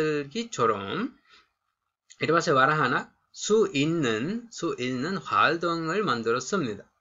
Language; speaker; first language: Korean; non-native, fluent; Sinhala